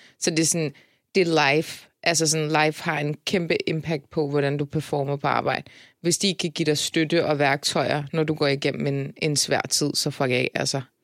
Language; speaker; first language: Danish; early bilingual, other home language; Turkish